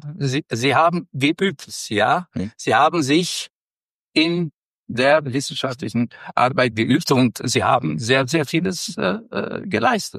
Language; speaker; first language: German; non-native, fluent; Romanian